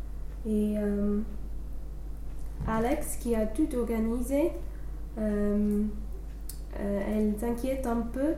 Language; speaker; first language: French; non-native, fluent; English